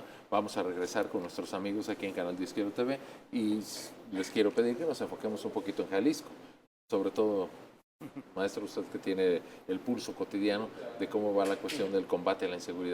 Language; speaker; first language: Spanish; native; Spanish